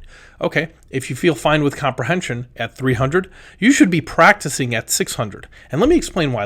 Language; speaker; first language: English; native; English